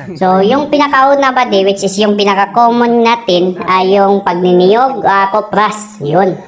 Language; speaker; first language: Filipino; non-native, local second language; Cebuano